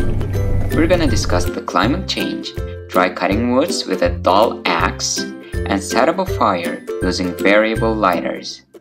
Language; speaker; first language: English; non-native, fluent; Turkish